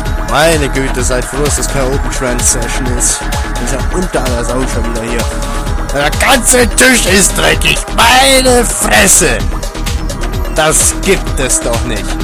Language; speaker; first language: German; native; German